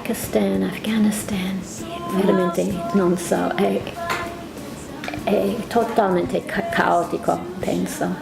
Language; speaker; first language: Italian; non-native, learner; English